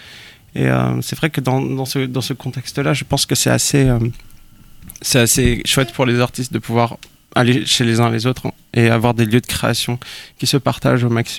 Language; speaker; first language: French; native; French